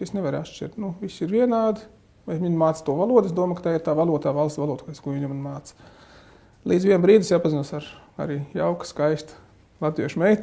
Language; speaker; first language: Latvian; non-native, fluent; Arabic